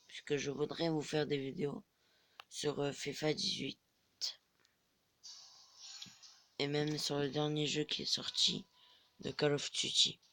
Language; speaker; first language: French; native; French